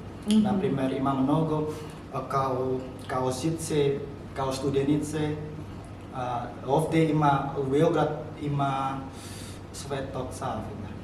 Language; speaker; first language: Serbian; non-native, learner; Indonesian